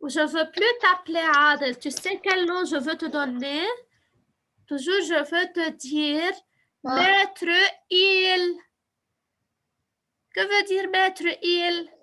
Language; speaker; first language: French; non-native, fluent; Arabic